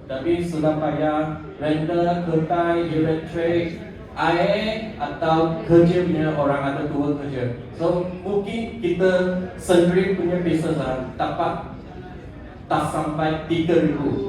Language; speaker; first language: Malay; non-native, local second language; Chinese